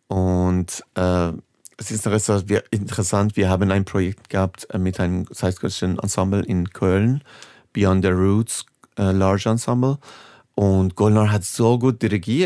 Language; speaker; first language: German; non-native, fluent; Persian